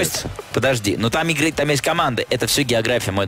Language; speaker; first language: Russian; native; Russian